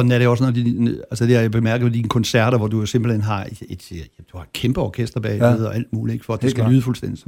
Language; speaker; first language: Danish; native; Danish